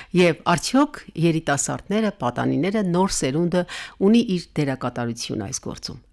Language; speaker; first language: Armenian; native; Armenian